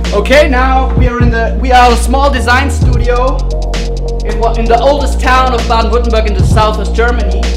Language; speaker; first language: English; non-native, learner; German